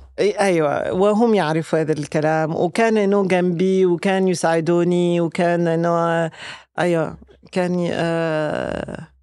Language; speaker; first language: Arabic; non-native, fluent; French